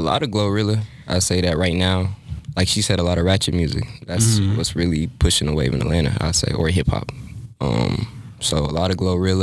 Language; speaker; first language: English; native; English